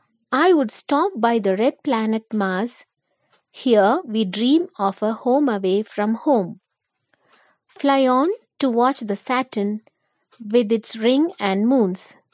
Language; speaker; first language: English; non-native, local second language; Tamil